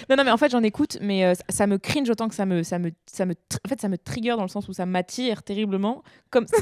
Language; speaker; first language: French; native; French